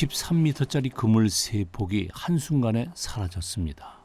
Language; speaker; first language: Korean; native; Korean